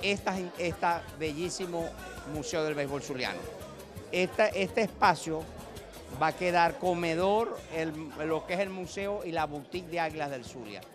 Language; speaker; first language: Spanish; native; Spanish